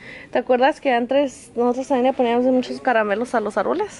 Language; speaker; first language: Spanish; early bilingual, heritage; Spanish